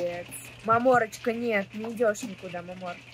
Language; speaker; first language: Russian; native; Russian